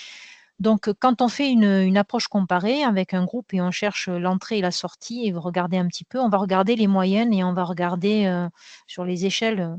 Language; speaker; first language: French; native; French